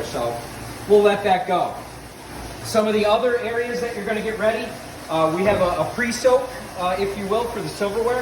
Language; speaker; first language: English; native; English